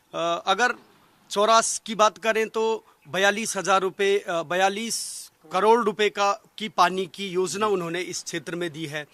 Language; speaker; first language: Hindi; native; Hindi